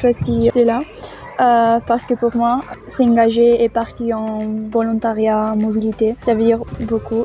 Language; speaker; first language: French; non-native, fluent; Spanish